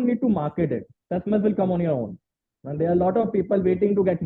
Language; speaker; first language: English; non-native, local second language; Hindi